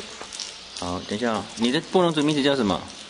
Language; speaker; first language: Chinese; native; Chinese